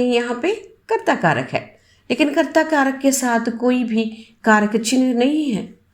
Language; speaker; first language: Hindi; non-native, local second language; Telugu